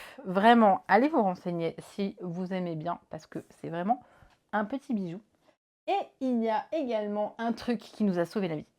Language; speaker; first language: French; native; French